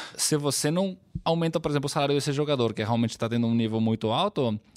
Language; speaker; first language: Portuguese; non-native, fluent; Catalan